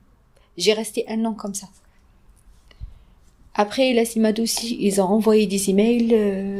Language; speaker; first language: French; non-native, fluent; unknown